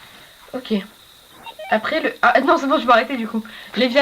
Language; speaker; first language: French; native; French